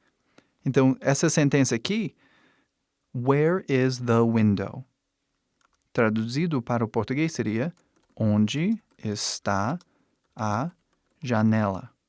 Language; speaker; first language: Portuguese; non-native, fluent; English